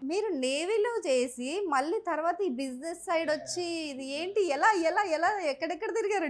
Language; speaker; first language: Telugu; native; Telugu